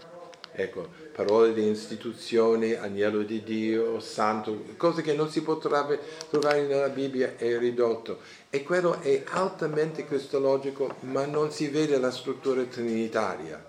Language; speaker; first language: Italian; non-native, fluent; French